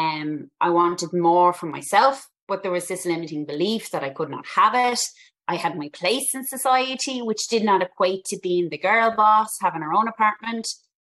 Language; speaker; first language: English; native; English